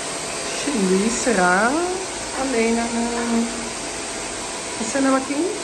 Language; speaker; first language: Turkish; early bilingual, heritage; Dutch